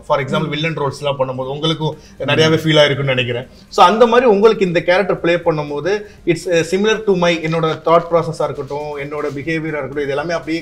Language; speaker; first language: Tamil; native; Tamil